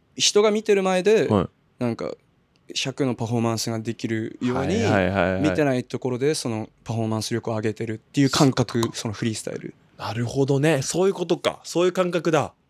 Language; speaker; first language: Japanese; native; Japanese